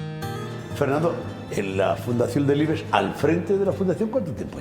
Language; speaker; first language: Spanish; native; Spanish